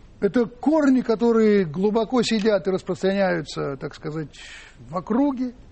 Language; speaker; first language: Russian; native; Russian